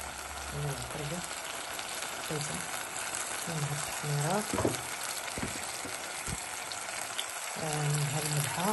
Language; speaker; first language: Arabic; native; Arabic